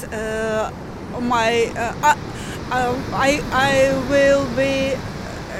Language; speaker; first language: English; non-native, learner; Ukrainian